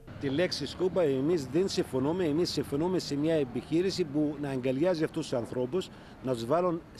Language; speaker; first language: Greek; non-native, fluent; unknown